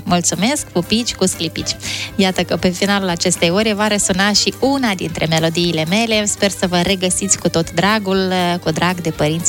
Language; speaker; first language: Romanian; native; Romanian